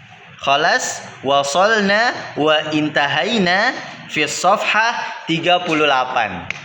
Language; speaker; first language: Arabic; non-native, fluent; Indonesian